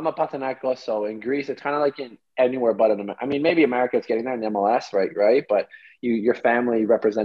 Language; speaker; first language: English; early bilingual, other home language; Greek